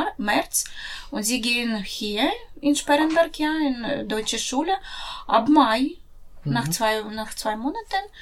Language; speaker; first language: German; non-native, learner; Russian